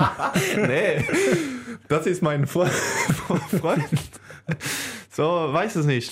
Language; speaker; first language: German; non-native, learner; Swedish